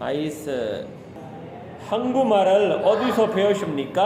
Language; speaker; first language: Korean; non-native, fluent; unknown